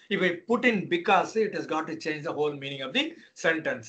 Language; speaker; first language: English; non-native, local second language; Tamil